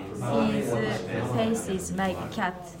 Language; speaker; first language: English; non-native, learner; Japanese